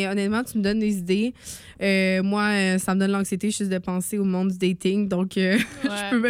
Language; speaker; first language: French; native; French